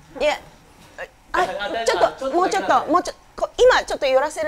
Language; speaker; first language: Japanese; native; Japanese